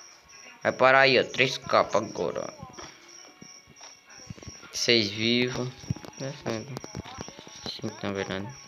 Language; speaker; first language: Portuguese; native; Portuguese